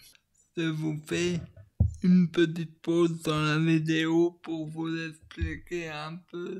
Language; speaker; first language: French; native; French